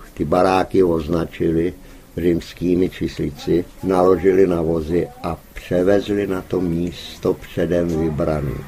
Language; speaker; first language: Czech; early bilingual, heritage; Czech